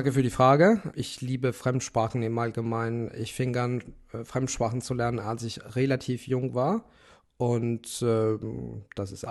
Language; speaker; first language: German; non-native, fluent; Italian